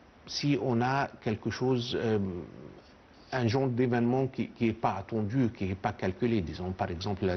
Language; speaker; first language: French; non-native, fluent; Arabic